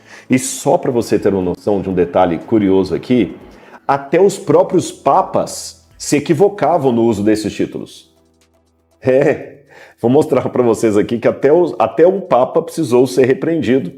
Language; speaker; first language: Portuguese; native; Portuguese